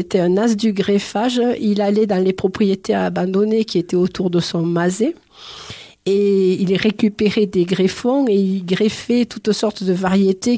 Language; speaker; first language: French; native; French